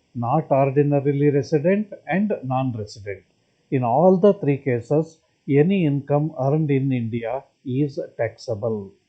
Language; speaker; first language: English; non-native, local second language; Kannada